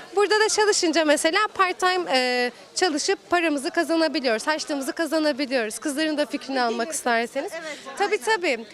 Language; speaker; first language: Turkish; native; Turkish